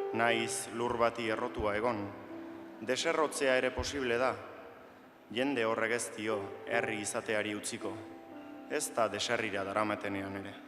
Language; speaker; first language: Basque; native; Basque